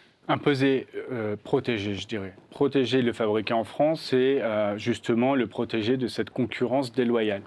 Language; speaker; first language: French; native; French